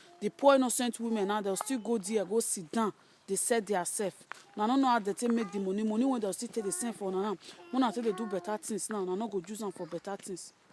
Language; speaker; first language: Nigerian Pidgin; native; Nigerian Pidgin